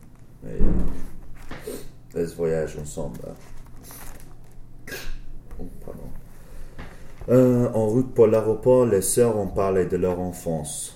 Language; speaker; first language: French; non-native, learner; English